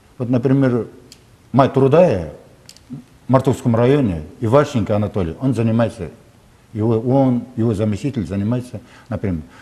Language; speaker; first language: Russian; non-native, local second language; Kazakh